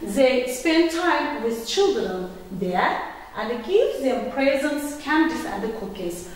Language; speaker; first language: English; non-native, fluent; Azerbaijani